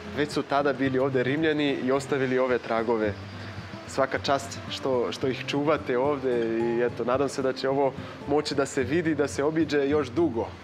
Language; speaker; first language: Serbian; non-native, fluent; Portuguese